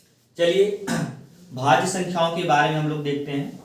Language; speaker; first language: Hindi; native; Hindi